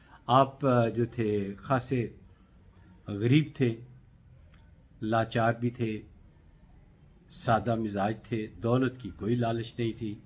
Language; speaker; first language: Urdu; native; Urdu